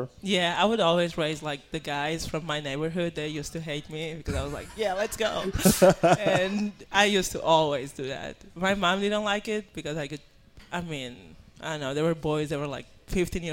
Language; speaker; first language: English; non-native, fluent; Spanish